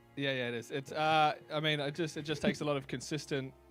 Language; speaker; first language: English; native; English